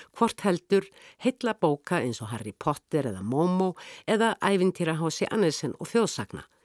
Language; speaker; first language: Icelandic; native; Icelandic